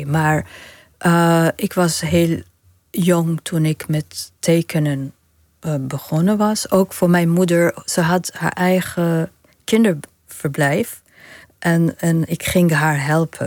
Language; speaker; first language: Dutch; non-native, fluent; Arabic